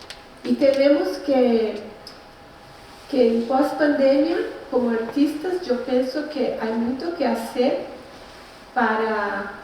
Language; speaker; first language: Spanish; non-native, learner; Portuguese